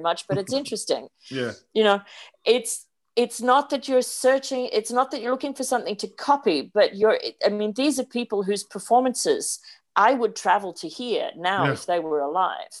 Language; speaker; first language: English; native; English